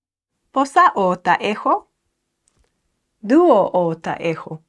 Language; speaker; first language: Greek; non-native, fluent; English